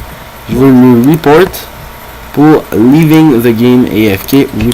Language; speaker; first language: French; native; French